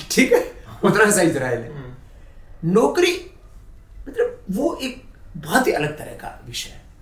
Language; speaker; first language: Hindi; native; Hindi